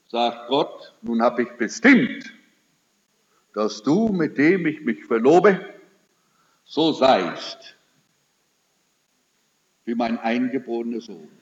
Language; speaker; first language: German; early bilingual, heritage; German